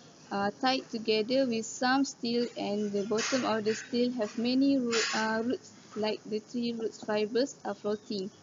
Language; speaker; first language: English; non-native, learner; Malay